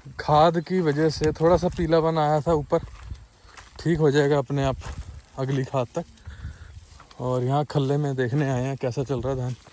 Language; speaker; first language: Hindi; non-native, local second language; Punjabi